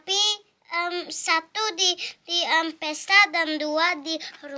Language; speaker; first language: Indonesian; early bilingual, heritage; Indonesian